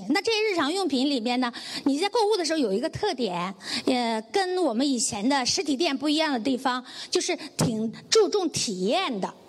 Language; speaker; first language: Chinese; native; Chinese